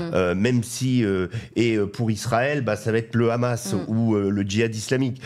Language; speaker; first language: French; native; French